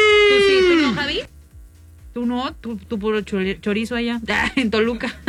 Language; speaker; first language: Spanish; native; Spanish